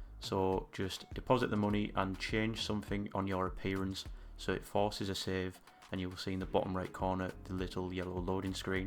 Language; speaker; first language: English; native; English